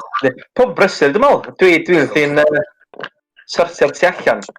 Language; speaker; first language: Welsh; native; Welsh